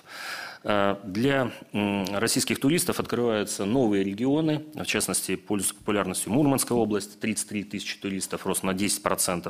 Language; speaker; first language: Russian; native; Russian